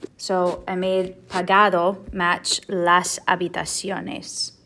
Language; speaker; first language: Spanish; non-native, fluent; English